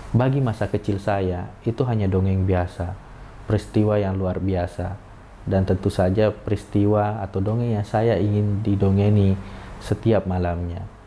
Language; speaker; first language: Indonesian; non-native, local second language; Buginese